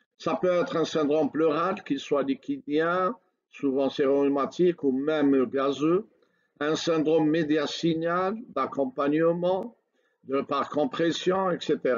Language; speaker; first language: French; non-native, local second language; Arabic